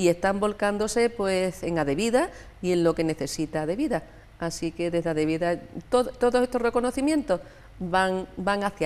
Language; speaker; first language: Spanish; native; Spanish